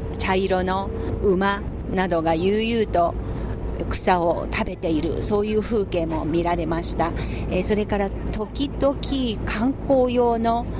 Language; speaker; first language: Japanese; non-native, fluent; Chinese